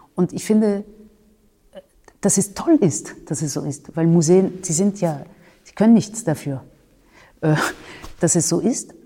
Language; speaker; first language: German; non-native, fluent; French